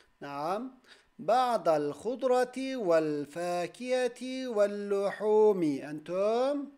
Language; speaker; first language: Arabic; non-native, fluent; Turkish